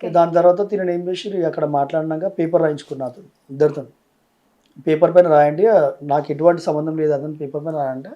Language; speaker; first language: Telugu; native; Telugu